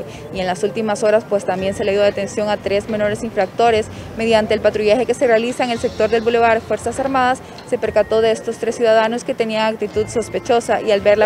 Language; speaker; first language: Spanish; native; Spanish